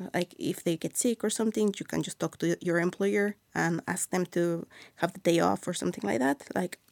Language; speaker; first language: English; non-native, fluent; Spanish